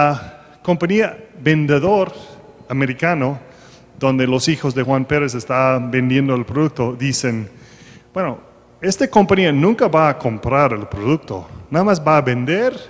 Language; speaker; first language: Spanish; non-native, fluent; English